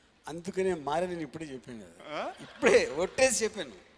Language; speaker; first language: Telugu; native; Telugu